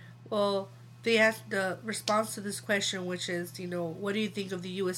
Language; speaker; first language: English; early bilingual, other home language; Spanish